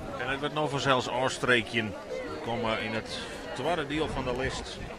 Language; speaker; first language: Dutch; non-native, local second language; Western Frisian